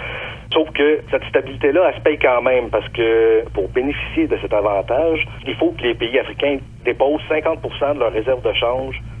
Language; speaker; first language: French; native; French